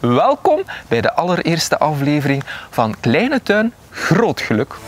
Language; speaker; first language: Dutch; native; Dutch